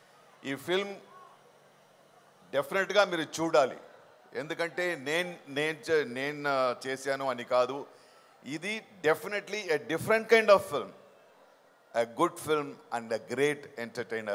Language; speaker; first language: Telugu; non-native, fluent; Tamil